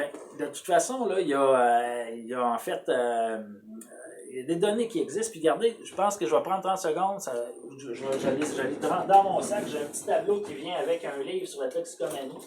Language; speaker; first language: French; native; French